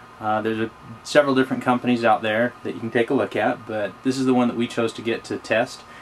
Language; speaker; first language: English; native; English